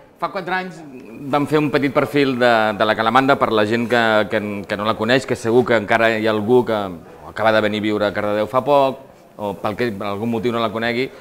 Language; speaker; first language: Catalan; native; Catalan